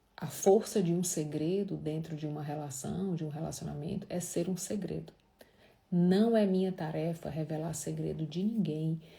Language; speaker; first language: Portuguese; native; Portuguese